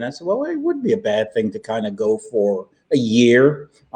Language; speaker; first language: English; native; English